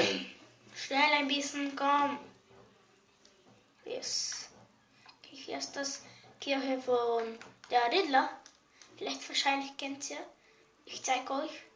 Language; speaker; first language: German; non-native, learner; Bulgarian